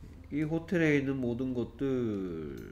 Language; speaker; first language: Korean; native; Korean